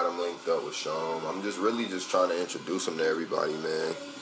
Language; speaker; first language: English; native; English